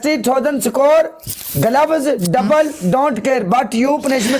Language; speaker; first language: English; non-native, learner; Punjabi